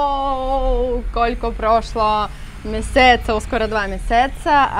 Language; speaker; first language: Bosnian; non-native, learner; Russian